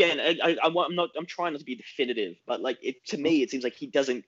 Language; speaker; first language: English; native; English